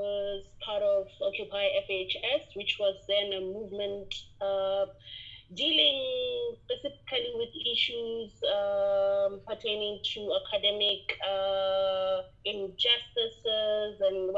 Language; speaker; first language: English; non-native, local second language; Northern Sotho